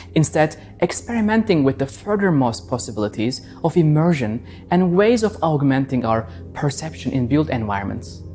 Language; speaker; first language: English; non-native, fluent; Turkish